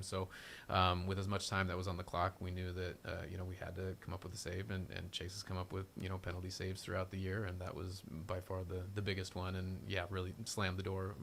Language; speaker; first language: English; native; English